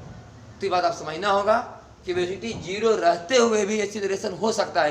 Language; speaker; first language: Hindi; native; Hindi